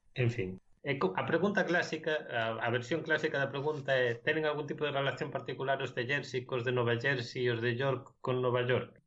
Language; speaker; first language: Galician; non-native, local second language; Spanish